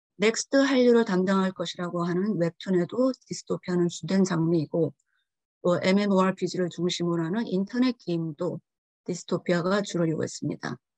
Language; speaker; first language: Korean; early bilingual, heritage; Korean